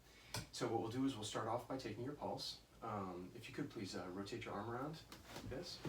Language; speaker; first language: English; native; English